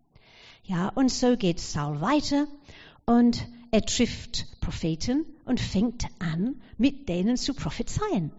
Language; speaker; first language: German; non-native, fluent; English